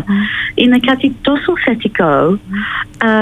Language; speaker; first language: Greek; non-native, fluent; English